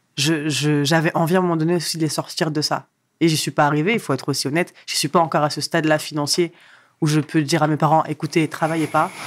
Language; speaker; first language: French; early bilingual, other home language; Arabic